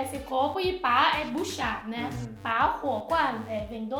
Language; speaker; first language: Portuguese; non-native, fluent; Chinese